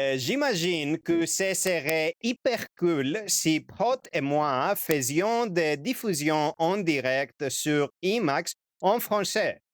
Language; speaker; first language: French; non-native, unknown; Greek